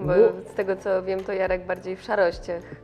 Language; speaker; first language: Polish; native; Polish